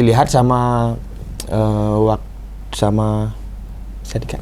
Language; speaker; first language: Indonesian; non-native, local second language; Balinese